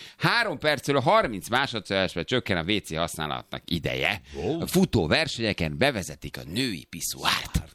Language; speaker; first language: Hungarian; native; Hungarian